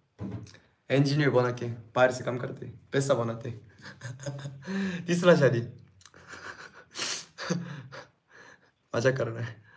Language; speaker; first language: Hindi; non-native, learner; Korean